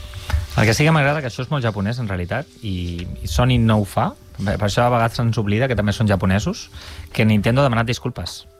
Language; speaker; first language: Catalan; native; Catalan